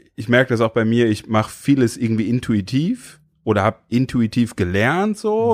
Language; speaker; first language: German; non-native, fluent; English